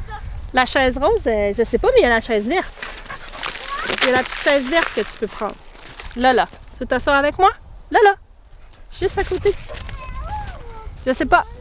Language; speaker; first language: French; native; French